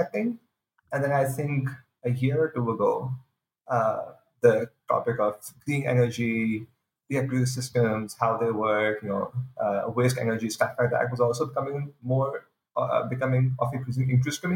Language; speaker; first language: English; non-native, local second language; Urdu